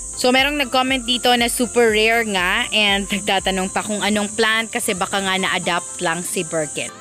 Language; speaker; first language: Filipino; non-native, local second language; Cebuano